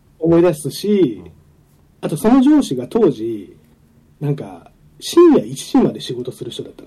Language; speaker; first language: Japanese; native; Japanese